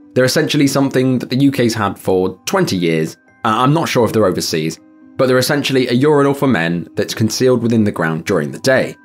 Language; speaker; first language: English; native; English